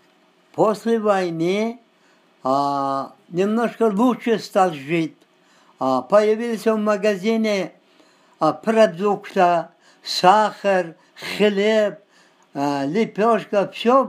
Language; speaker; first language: Russian; non-native, local second language; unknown